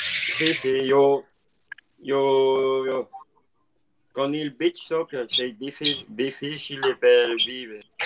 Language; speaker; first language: Italian; non-native, learner; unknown